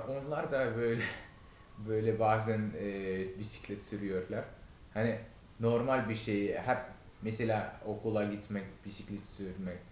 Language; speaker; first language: Turkish; non-native, fluent; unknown